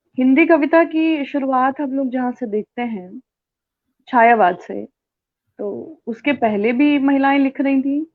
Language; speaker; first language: Hindi; native; Hindi